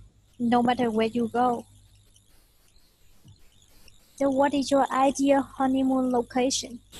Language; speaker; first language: English; non-native, fluent; Vietnamese